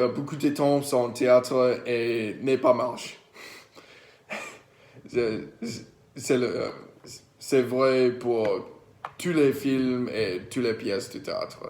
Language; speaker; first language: French; non-native, learner; English